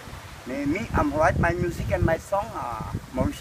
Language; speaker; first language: English; non-native, learner; Morisyen